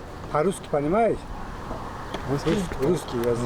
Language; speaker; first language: Russian; non-native, local second language; Tajik